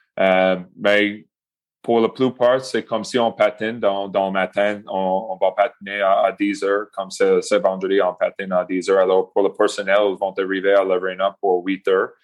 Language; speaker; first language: French; non-native, local second language; English